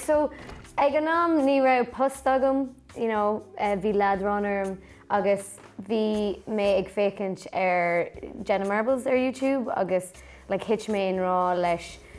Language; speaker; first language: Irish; non-native, local second language; English